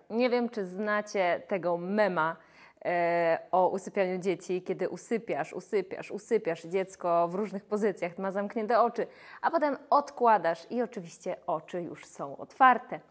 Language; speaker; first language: Polish; native; Polish